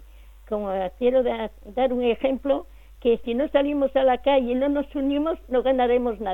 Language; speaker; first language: Spanish; native; Spanish